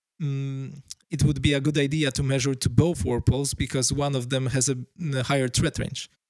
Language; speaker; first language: English; non-native, fluent; Polish